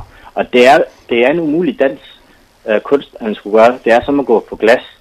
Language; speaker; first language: Danish; non-native, fluent; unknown